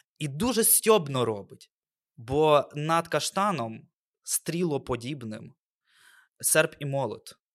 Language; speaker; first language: Ukrainian; non-native, local second language; Russian